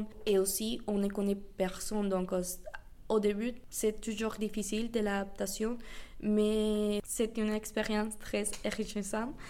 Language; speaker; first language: French; non-native, fluent; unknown